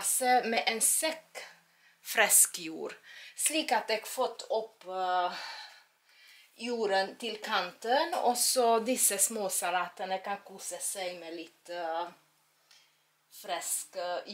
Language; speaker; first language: Norwegian; non-native, fluent; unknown